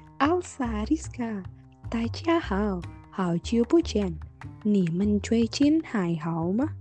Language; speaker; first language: Chinese; non-native, learner; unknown